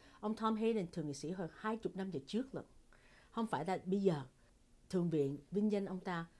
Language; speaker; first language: Vietnamese; early bilingual, heritage; Vietnamese